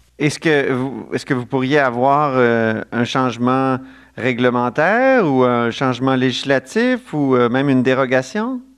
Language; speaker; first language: French; native; French